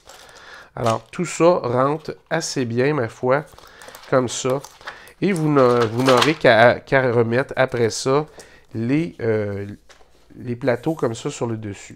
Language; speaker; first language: French; native; French